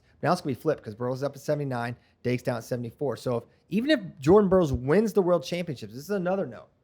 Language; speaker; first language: English; native; English